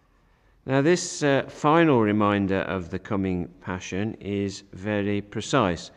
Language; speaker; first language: English; native; English